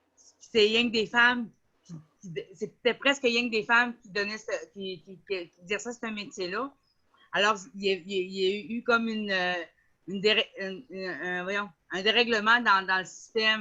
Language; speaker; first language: French; native; French